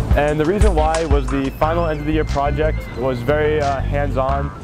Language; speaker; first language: English; native; English